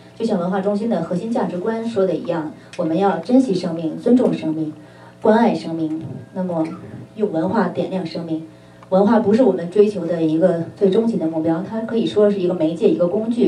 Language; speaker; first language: Chinese; native; Chinese